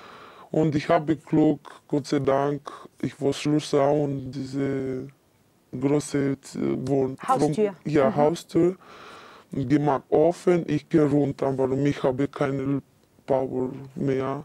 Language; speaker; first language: German; non-native, learner; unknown